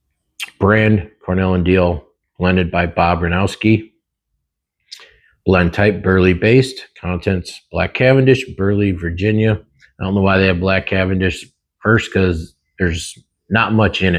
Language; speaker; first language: English; native; English